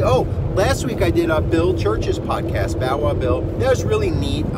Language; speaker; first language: English; native; English